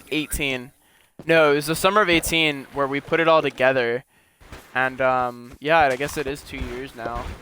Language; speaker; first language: English; native; English